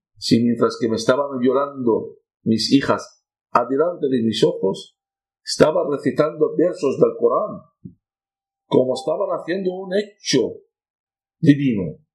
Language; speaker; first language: Spanish; non-native, fluent; Arabic